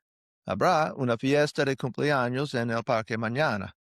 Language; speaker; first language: Spanish; non-native, fluent; English